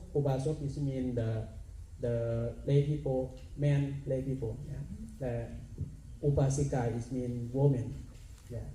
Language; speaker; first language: English; non-native, learner; Thai